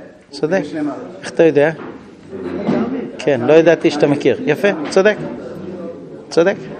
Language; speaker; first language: Hebrew; non-native, fluent; English